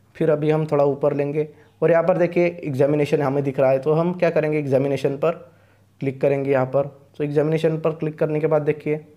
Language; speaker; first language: Hindi; non-native, local second language; Marathi